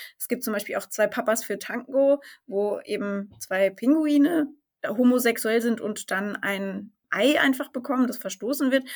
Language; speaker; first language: German; native; German